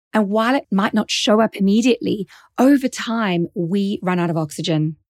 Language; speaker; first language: English; native; English